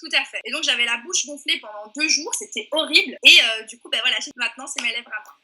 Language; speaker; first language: French; early bilingual, other home language; Persian